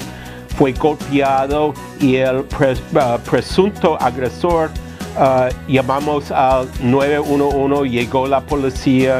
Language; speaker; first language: Spanish; non-native, fluent; English